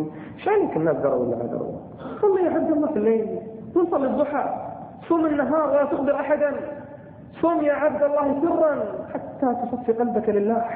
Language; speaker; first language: Arabic; native; Arabic